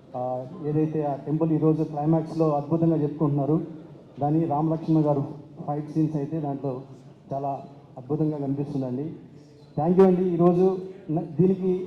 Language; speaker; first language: Telugu; native; Telugu